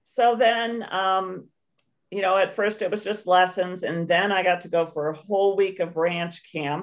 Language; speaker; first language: English; native; English